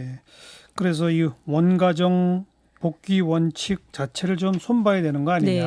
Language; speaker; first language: Korean; native; Korean